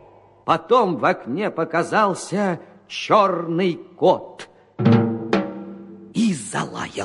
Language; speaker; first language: Russian; native; Russian